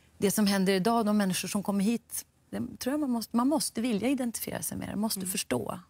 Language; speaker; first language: Swedish; native; Swedish